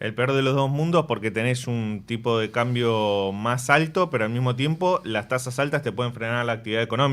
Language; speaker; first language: Spanish; native; Spanish